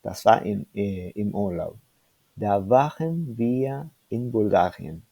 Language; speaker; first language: German; non-native, fluent; Spanish